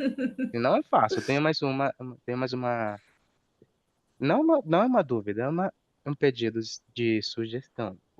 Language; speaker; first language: Portuguese; non-native, fluent; Spanish